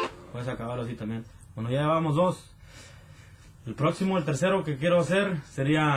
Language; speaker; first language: Spanish; native; Spanish